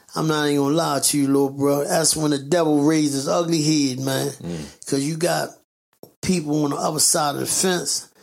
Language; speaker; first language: English; native; English